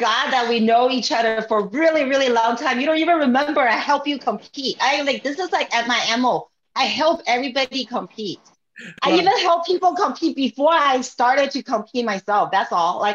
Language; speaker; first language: English; non-native, fluent; Chinese